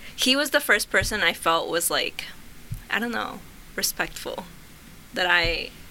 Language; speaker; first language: English; early bilingual, other home language; Spanish